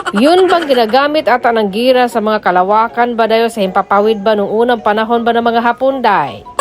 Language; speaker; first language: Filipino; native; Filipino